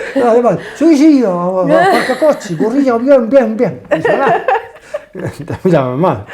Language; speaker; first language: Spanish; non-native, local second language; Galician